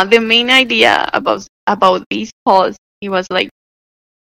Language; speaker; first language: English; non-native, fluent; Spanish